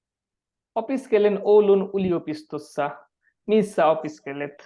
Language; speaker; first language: Finnish; non-native, learner; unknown